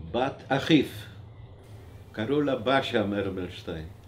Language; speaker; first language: Hebrew; non-native, fluent; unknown